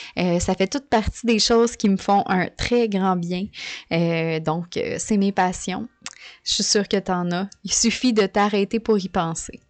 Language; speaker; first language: French; native; French